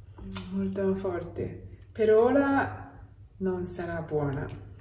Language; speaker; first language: Italian; non-native, learner; Japanese